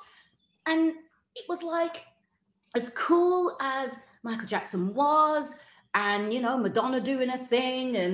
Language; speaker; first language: English; native; English